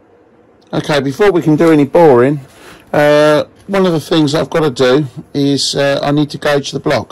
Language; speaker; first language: English; native; English